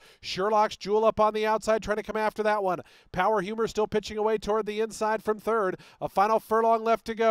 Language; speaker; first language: English; native; English